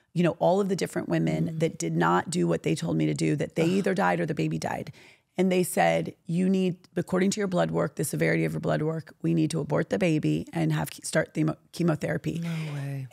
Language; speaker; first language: English; native; English